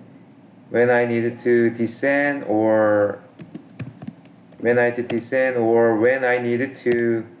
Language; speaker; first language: English; non-native, learner; Korean